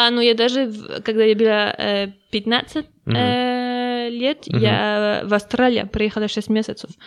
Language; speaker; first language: Russian; non-native, learner; French